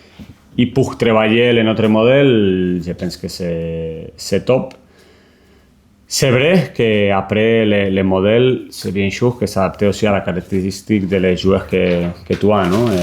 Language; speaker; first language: French; non-native, learner; Spanish